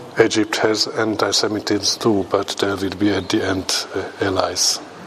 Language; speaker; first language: English; non-native, fluent; Hungarian